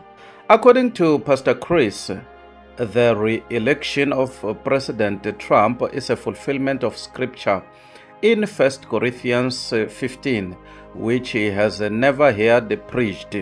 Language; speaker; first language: English; non-native, local second language; Tsonga